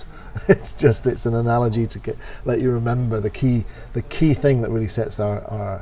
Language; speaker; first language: English; native; English